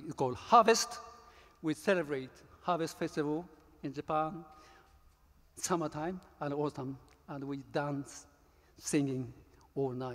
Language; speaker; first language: English; non-native, learner; Japanese